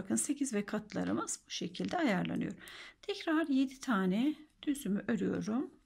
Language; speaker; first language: Turkish; native; Turkish